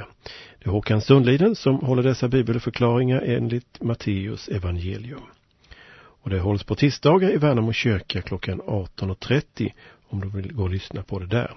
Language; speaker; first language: Swedish; native; Swedish